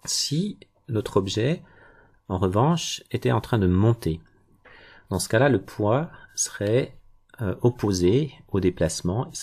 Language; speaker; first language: French; native; French